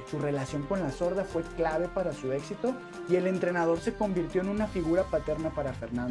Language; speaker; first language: Spanish; native; Spanish